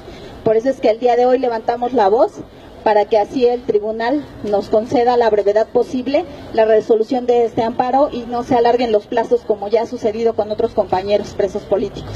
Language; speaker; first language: Spanish; native; Spanish